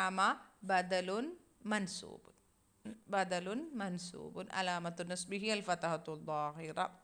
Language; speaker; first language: Arabic; non-native, fluent; Malayalam